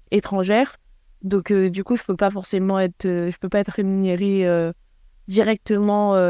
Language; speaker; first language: French; native; French